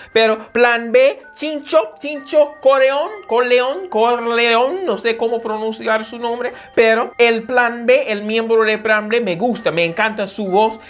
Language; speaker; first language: Spanish; non-native, fluent; English